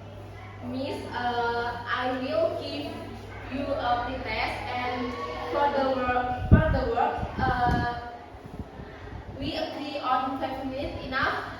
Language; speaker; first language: English; non-native, learner; Indonesian